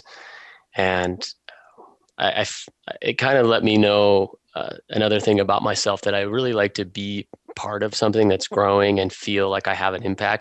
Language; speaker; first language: English; native; English